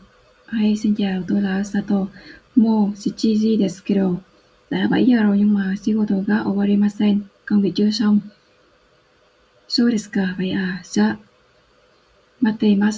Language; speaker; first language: Japanese; non-native, learner; Vietnamese